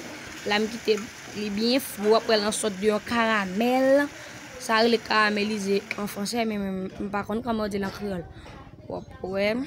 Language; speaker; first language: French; non-native, learner; Haitian Creole